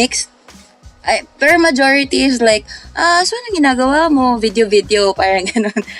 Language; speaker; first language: Filipino; non-native, local second language; Cebuano